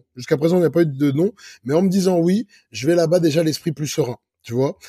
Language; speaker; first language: French; native; French